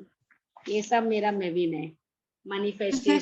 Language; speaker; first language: Hindi; native; Hindi